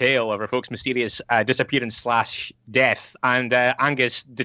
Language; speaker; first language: English; native; English